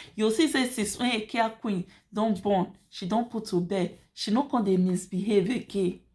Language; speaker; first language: Nigerian Pidgin; native; Nigerian Pidgin